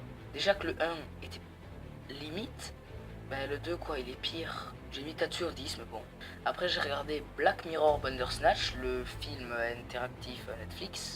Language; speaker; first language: French; native; French